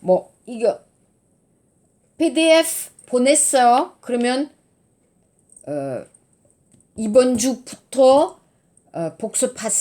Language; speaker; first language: Korean; non-native, learner; French